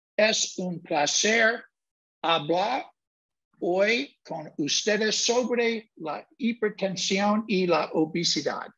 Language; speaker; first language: Spanish; non-native, learner; English